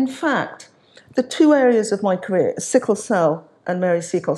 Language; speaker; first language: English; native; English